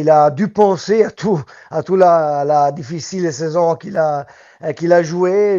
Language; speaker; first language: French; non-native, local second language; Italian